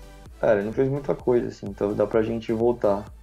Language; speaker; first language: Portuguese; native; Portuguese